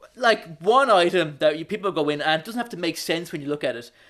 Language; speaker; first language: English; native; English